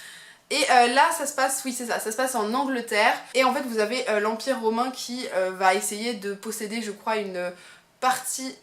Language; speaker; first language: French; native; French